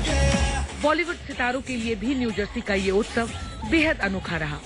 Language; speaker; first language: Hindi; native; Hindi